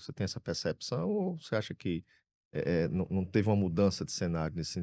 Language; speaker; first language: Portuguese; native; Portuguese